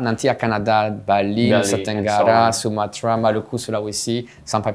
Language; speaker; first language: Indonesian; non-native, fluent; French